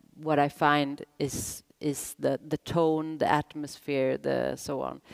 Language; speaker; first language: English; non-native, fluent; Swedish